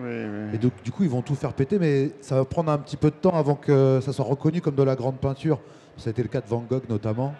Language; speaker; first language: French; native; French